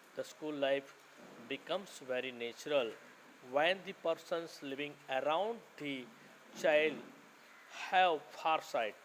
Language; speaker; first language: English; non-native, local second language; Gujarati